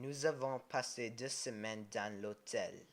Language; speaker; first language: French; non-native, learner; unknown